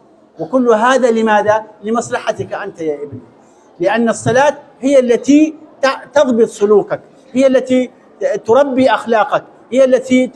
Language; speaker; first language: Arabic; native; Arabic